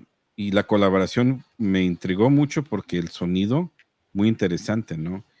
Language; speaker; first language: Spanish; early bilingual, heritage; Spanish